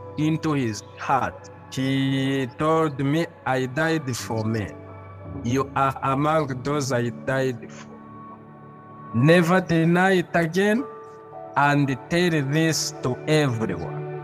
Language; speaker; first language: English; non-native, local second language; Kinyarwanda